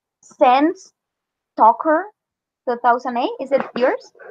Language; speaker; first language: English; non-native, fluent; Spanish